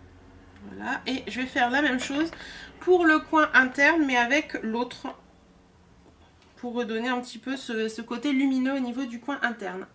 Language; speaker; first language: French; native; French